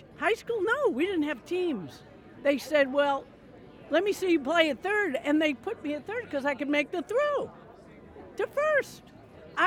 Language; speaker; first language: English; native; English